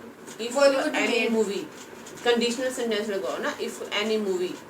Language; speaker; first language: English; non-native, local second language; Hindi